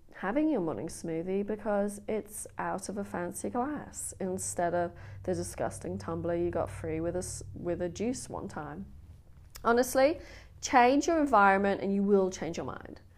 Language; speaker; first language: English; native; English